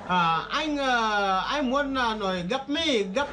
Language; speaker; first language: Vietnamese; non-native, learner; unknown